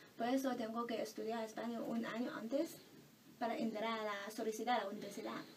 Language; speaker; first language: Spanish; non-native, learner; Chinese